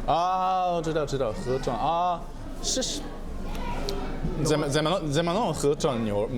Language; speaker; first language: Chinese; non-native, fluent; Japanese